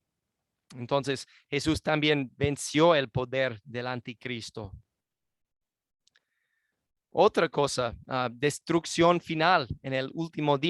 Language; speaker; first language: Spanish; non-native, fluent; English